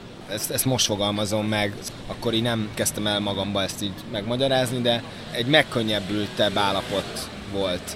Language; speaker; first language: Hungarian; native; Hungarian